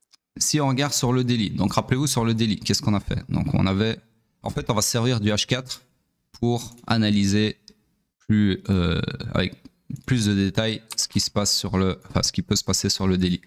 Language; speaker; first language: French; native; French